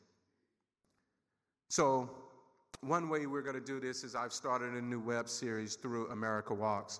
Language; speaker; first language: English; native; English